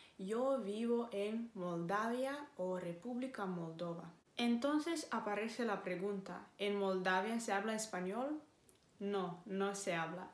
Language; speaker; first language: Spanish; non-native, fluent; Romanian